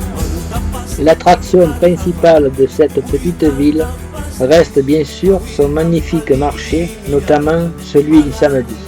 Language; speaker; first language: French; native; French